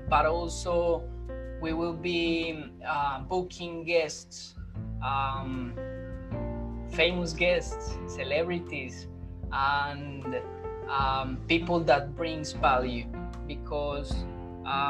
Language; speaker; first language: English; non-native, fluent; Spanish